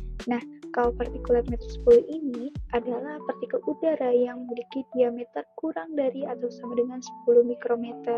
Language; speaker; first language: Indonesian; native; Indonesian